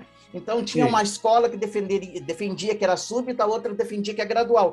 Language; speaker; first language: Portuguese; native; Portuguese